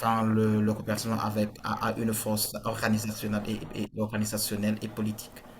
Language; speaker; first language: French; non-native, fluent; Portuguese